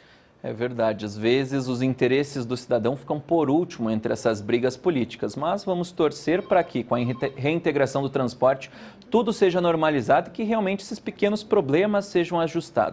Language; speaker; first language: Portuguese; native; Portuguese